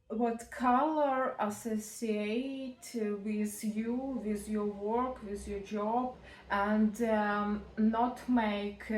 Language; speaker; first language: English; non-native, learner; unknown